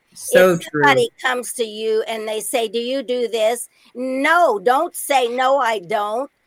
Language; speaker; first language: English; native; English